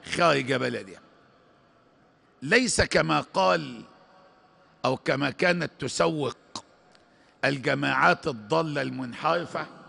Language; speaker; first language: Arabic; native; Arabic